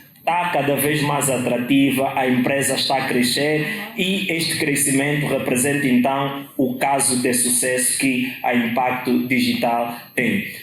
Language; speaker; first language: Portuguese; native; Portuguese